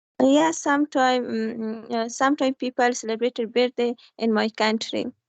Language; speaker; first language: English; non-native, learner; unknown